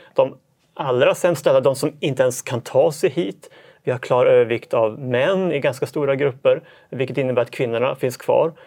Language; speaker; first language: Swedish; native; Swedish